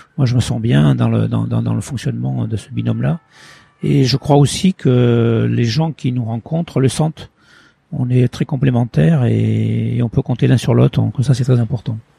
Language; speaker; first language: French; early bilingual, other home language; Portuguese